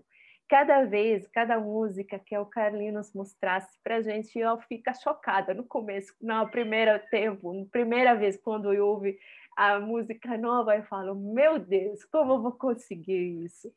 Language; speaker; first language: Portuguese; non-native, fluent; Arabic